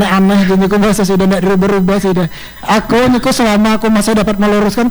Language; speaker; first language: Indonesian; non-native, local second language; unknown